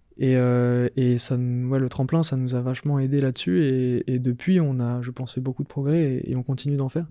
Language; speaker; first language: French; native; French